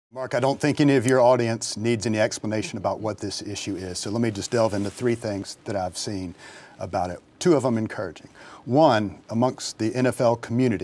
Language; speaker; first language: English; native; English